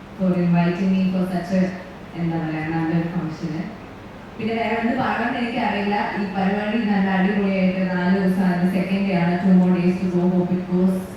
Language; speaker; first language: Malayalam; native; Malayalam